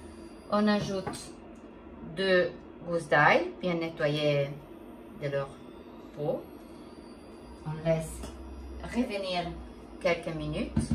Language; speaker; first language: French; non-native, fluent; Italian